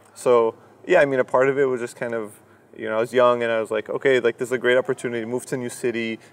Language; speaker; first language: English; early bilingual, other home language; Russian